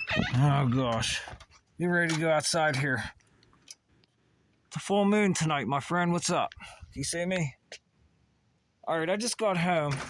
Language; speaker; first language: English; native; English